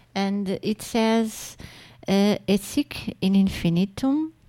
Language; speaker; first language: English; non-native, fluent; Portuguese